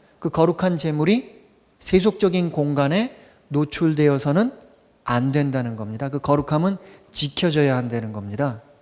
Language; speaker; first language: Korean; native; Korean